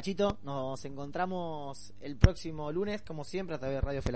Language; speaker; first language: Spanish; native; Spanish